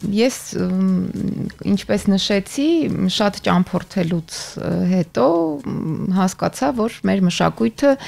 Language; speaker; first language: Armenian; native; Armenian